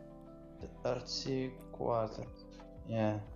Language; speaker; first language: English; non-native, learner; Arabic